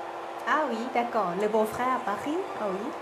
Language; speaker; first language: French; non-native, learner; Thai